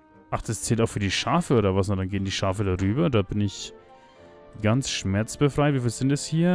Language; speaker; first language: German; native; German